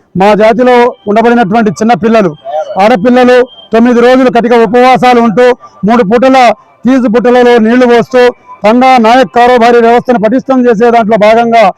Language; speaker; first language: Telugu; non-native, local second language; Lambadi